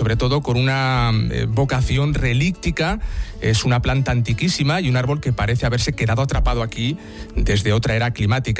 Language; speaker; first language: Spanish; native; Spanish